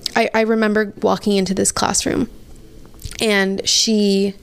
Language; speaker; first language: English; native; English